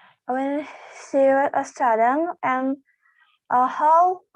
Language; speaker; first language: English; non-native, learner; Indonesian